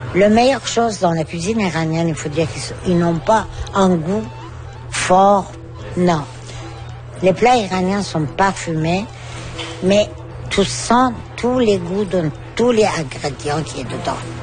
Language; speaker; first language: French; non-native, fluent; Persian